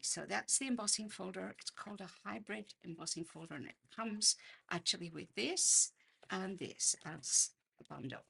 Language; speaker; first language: English; native; English